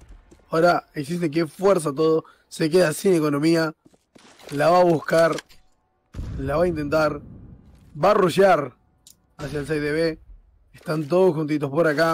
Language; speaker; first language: Spanish; native; Spanish